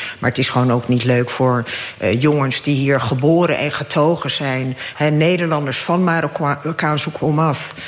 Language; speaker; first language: Dutch; early bilingual, other home language; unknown